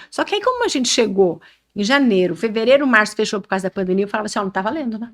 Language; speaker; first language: Portuguese; native; Portuguese